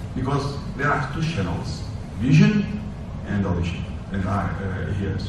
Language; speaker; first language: English; non-native, fluent; Portuguese